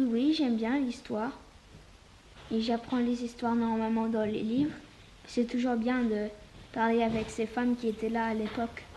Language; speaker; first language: French; early bilingual, other home language; English